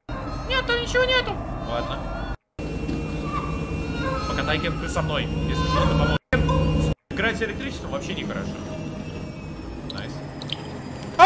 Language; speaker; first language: Russian; native; Russian